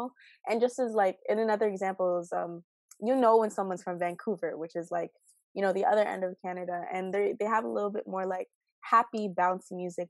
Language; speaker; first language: English; native; English